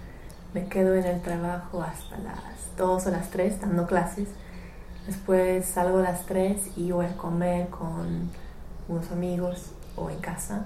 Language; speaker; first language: Spanish; non-native, fluent; English